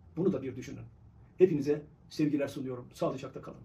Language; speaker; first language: Turkish; native; Turkish